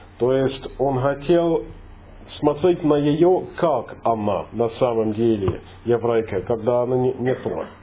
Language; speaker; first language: Russian; non-native, fluent; English